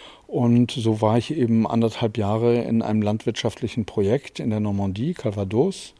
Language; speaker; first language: German; native; German